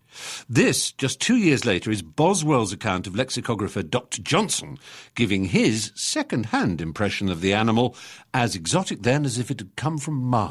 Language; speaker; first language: English; native; English